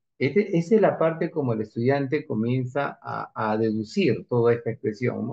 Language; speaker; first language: Spanish; native; Spanish